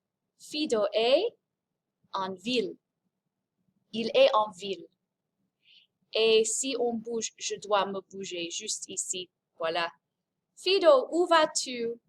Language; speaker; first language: French; non-native, fluent; English